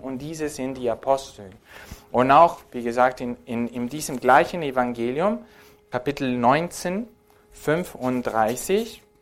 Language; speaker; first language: German; non-native, fluent; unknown